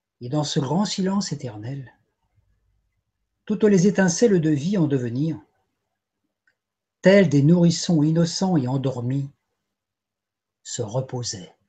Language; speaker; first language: French; native; French